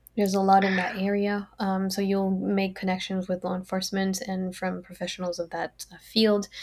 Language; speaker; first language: English; non-native, fluent; French